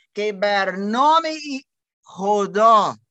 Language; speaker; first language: Persian; non-native, learner; German